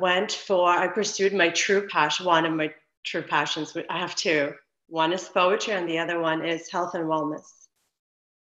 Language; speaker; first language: English; non-native, fluent; Ukrainian